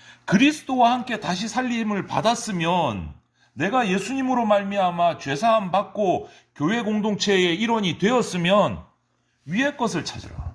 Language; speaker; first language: Korean; native; Korean